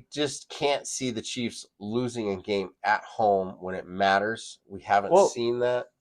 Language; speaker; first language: English; native; English